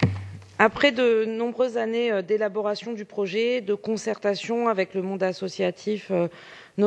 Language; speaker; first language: French; native; French